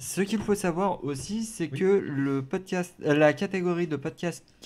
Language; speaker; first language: French; native; French